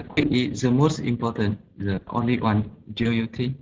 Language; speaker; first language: English; non-native, learner; Vietnamese